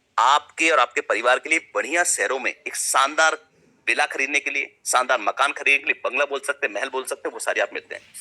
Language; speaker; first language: Hindi; native; Hindi